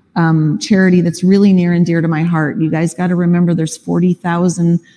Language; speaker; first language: English; native; English